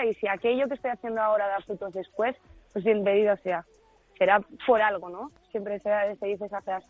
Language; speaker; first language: Spanish; native; Spanish